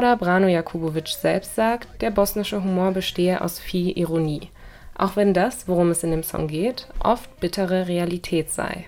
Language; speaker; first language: German; native; German